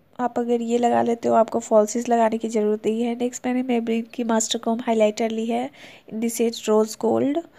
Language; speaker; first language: Hindi; native; Hindi